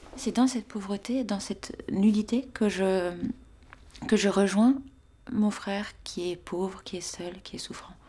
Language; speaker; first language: French; native; French